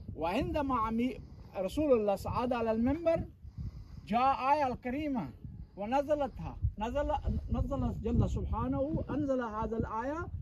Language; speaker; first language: Arabic; non-native, learner; Persian